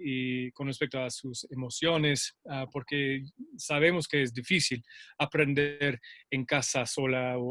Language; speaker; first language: Spanish; non-native, fluent; English